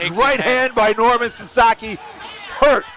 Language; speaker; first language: English; native; English